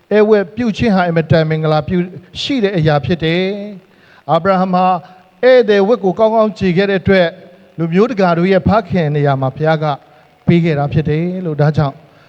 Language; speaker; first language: Burmese; non-native, local second language; Hakha Chin